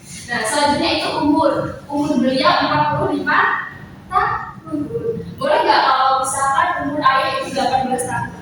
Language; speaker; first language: Indonesian; native; Indonesian